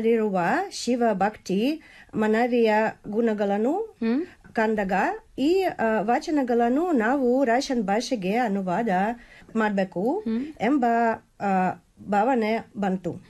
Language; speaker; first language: Kannada; non-native, learner; Russian